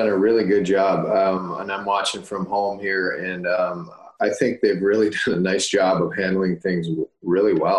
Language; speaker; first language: English; native; English